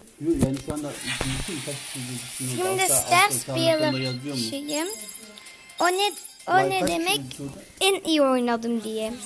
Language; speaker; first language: Turkish; early bilingual, heritage; Turkish